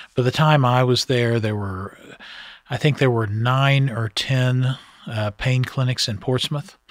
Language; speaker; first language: English; native; English